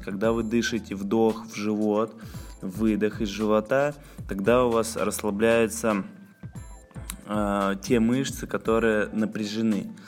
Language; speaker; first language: Russian; native; Russian